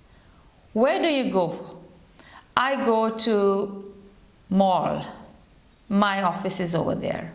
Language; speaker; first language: English; non-native, fluent; Urdu